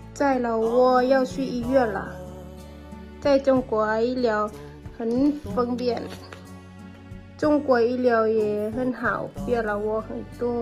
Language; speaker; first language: Chinese; non-native, learner; Lao